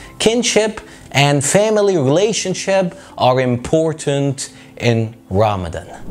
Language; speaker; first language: English; non-native, fluent; Arabic